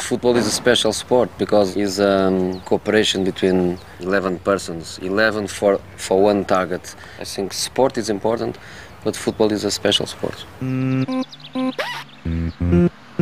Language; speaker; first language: English; non-native, fluent; Portuguese